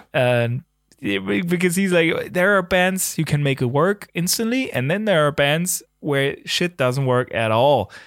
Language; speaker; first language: English; non-native, fluent; German